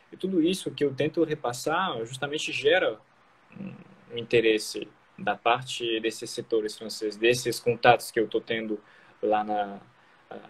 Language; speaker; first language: Portuguese; non-native, fluent; French